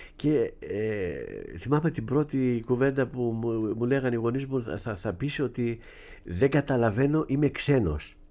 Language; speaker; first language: Greek; early bilingual, heritage; Greek